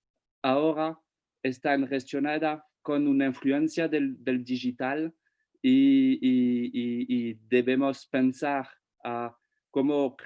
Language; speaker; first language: Spanish; non-native, fluent; French